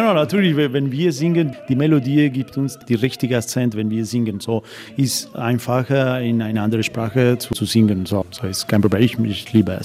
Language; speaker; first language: German; non-native, learner; Italian